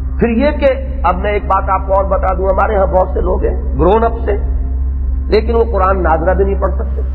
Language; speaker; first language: Urdu; native; Urdu